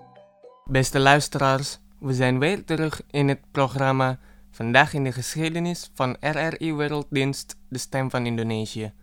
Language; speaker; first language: Dutch; non-native, fluent; Indonesian